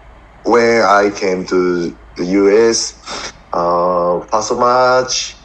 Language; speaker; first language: English; non-native, learner; Japanese